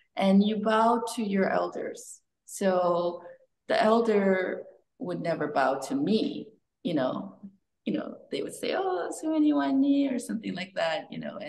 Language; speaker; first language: English; early bilingual, other home language; Korean